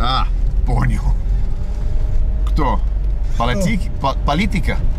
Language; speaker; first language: Russian; non-native, learner; English